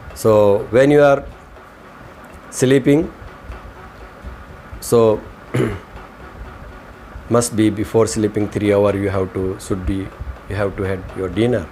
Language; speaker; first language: English; non-native, learner; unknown